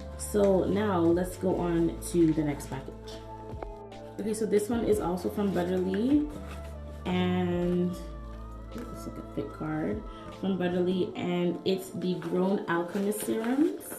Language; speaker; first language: English; native; English